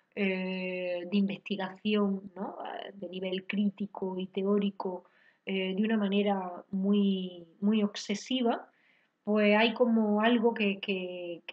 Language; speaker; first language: Spanish; native; Spanish